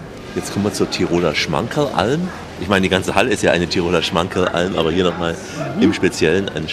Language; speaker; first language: German; native; German